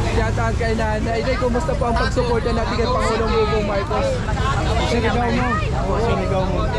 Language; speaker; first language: Filipino; non-native, local second language; Surigaonon